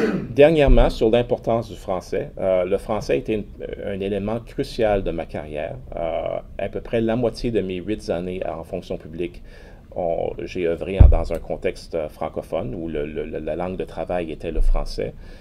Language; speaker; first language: French; native; French